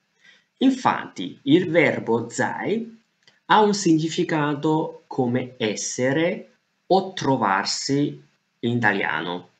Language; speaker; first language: Italian; non-native, fluent; Chinese